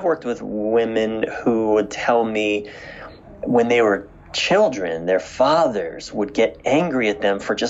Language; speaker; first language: English; native; English